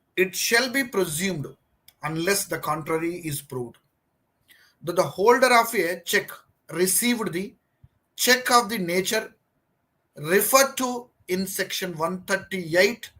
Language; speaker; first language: English; non-native, local second language; Telugu